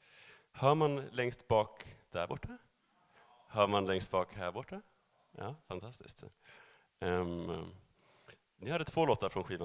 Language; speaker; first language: Swedish; native; Swedish